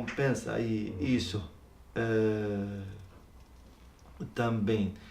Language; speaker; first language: Portuguese; non-native, learner; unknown